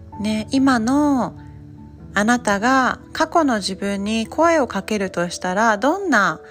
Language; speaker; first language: Japanese; native; Japanese